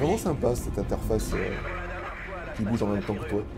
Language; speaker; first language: French; native; French